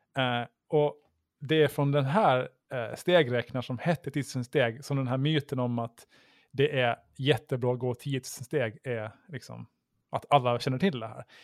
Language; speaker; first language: Swedish; native; Swedish